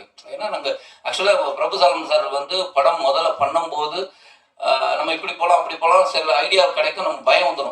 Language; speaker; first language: Tamil; native; Tamil